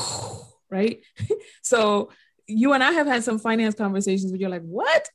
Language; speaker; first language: English; non-native, fluent; Spanish